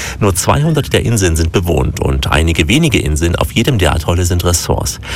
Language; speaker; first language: German; native; German